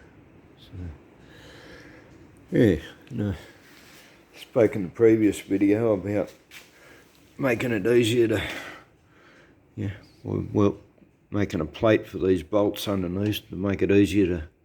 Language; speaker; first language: English; native; English